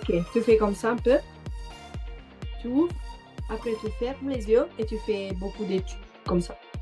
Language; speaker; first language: French; non-native, learner; Italian